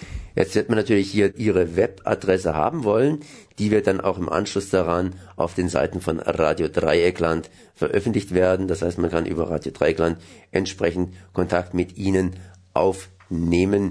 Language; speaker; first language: German; native; German